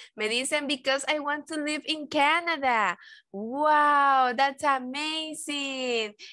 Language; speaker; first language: Spanish; native; Spanish